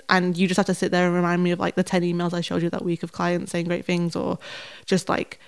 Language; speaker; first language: English; native; English